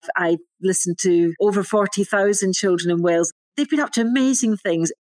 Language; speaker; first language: English; native; English